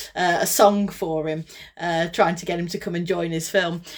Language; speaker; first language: English; native; English